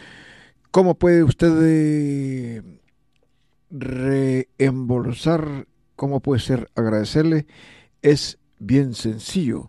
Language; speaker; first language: Spanish; native; Spanish